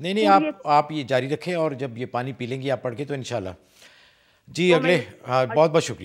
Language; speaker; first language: Urdu; native; Urdu